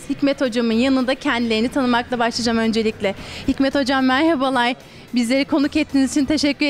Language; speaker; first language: Turkish; native; Turkish